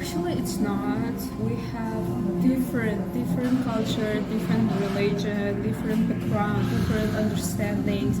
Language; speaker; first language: English; non-native, learner; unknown